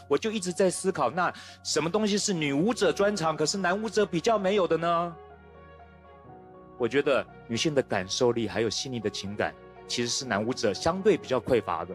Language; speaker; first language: Chinese; native; Chinese